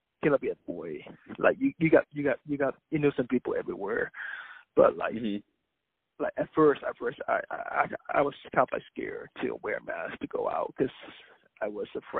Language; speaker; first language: English; non-native, local second language; Cantonese